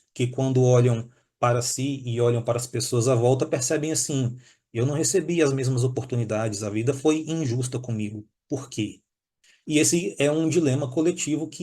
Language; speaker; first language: Portuguese; native; Portuguese